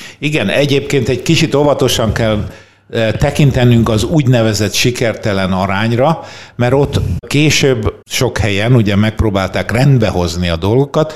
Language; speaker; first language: Hungarian; native; Hungarian